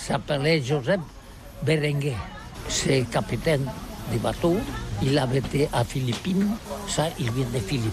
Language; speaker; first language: French; non-native, learner; Catalan